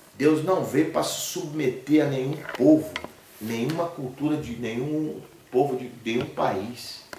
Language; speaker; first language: Portuguese; native; Portuguese